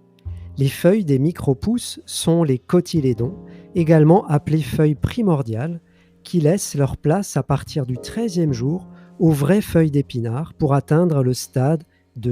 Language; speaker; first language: French; native; French